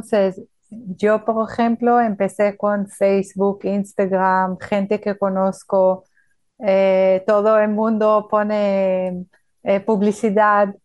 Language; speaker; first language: Spanish; non-native, fluent; Hebrew